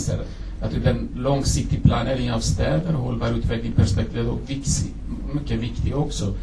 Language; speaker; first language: Swedish; non-native, fluent; Kurdish